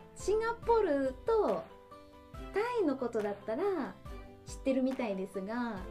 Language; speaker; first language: Japanese; non-native, fluent; Malay